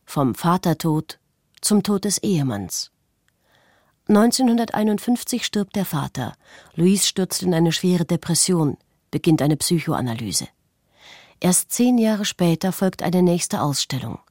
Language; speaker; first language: German; native; German